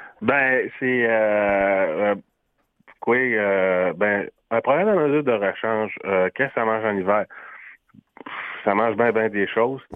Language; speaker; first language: French; non-native, local second language; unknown